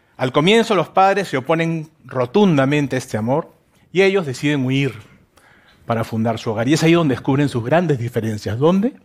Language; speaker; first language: Spanish; native; Spanish